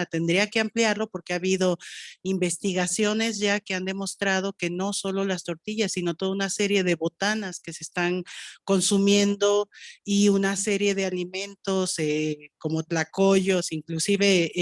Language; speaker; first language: Spanish; native; Spanish